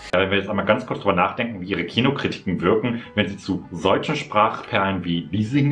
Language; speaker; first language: German; native; German